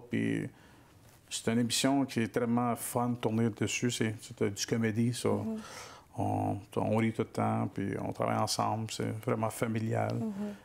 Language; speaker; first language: French; native; French